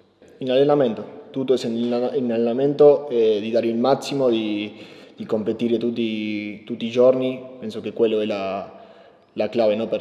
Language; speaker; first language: Italian; non-native, learner; Spanish